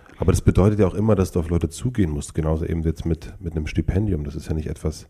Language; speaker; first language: German; native; German